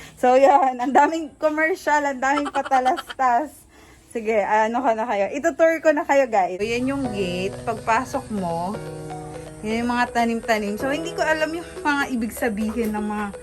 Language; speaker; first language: Filipino; non-native, local second language; Waray